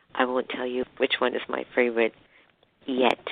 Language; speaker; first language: English; native; English